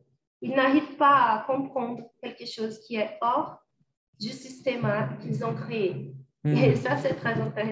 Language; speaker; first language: French; non-native, fluent; Portuguese